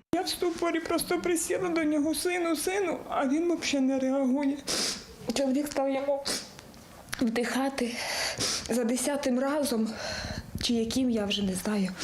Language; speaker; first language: Ukrainian; native; Ukrainian